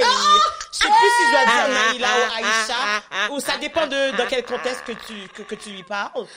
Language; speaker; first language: French; native; French